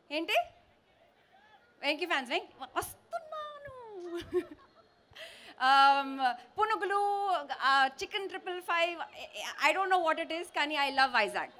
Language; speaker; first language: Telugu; non-native, local second language; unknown